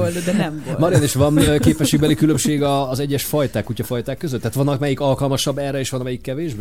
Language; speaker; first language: Hungarian; native; Hungarian